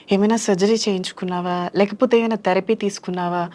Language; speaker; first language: Telugu; native; Telugu